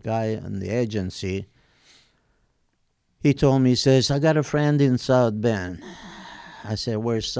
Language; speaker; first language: English; non-native, fluent; Italian